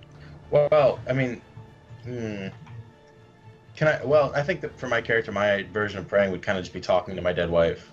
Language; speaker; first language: English; native; English